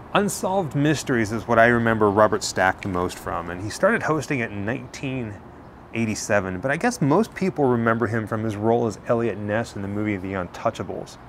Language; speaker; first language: English; native; English